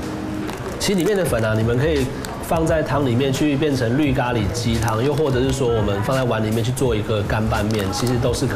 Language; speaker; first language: Chinese; native; Chinese